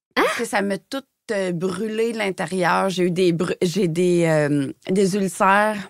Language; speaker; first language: French; native; French